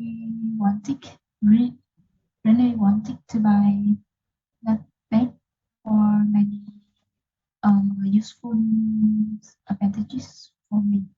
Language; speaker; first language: English; non-native, learner; Vietnamese